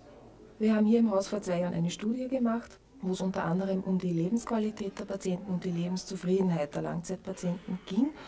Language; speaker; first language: German; native; German